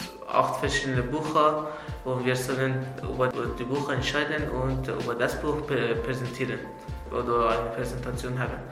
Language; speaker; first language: German; non-native, learner; Azerbaijani